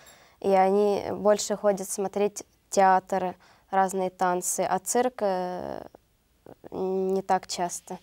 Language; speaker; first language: Russian; non-native, learner; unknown